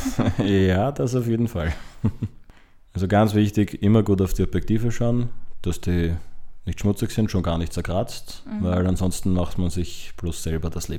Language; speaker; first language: German; native; German